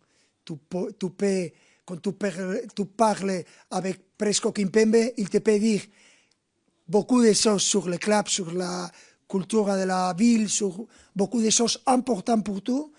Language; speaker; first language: French; non-native, fluent; Spanish